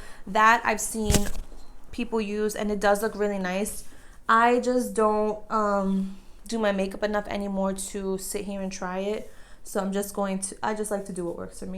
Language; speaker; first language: English; native; English